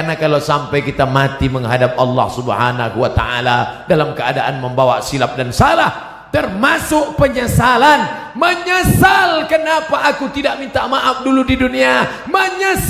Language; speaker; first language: Indonesian; native; Indonesian